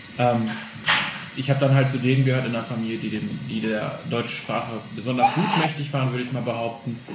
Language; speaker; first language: German; early bilingual, other home language; Albanian